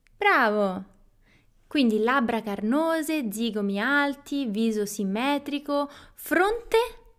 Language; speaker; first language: Italian; native; Italian